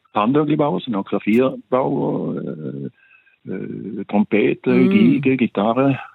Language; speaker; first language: German; native; German